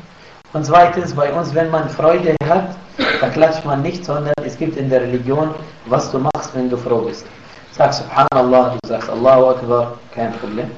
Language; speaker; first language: German; non-native, fluent; Arabic